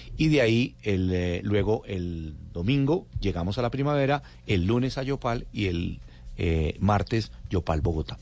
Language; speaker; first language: Spanish; native; Spanish